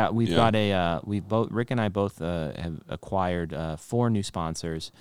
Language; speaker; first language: English; native; English